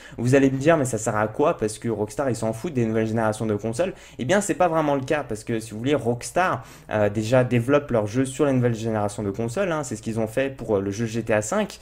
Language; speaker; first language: French; native; French